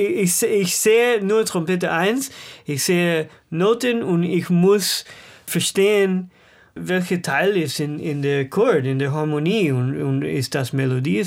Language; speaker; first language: German; non-native, learner; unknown